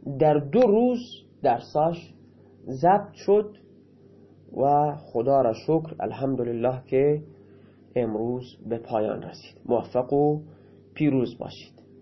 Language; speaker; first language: Persian; non-native, local second language; Baluchi